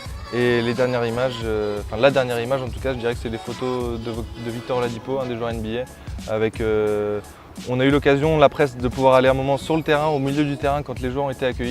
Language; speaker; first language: French; native; French